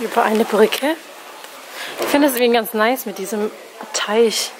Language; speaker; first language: German; native; German